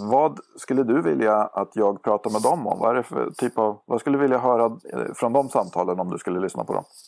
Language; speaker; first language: Swedish; native; Swedish